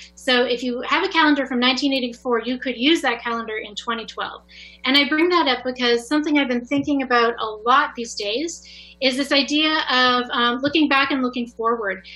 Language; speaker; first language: English; native; English